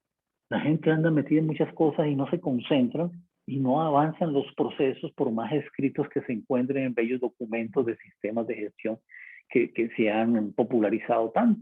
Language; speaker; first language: Spanish; native; Spanish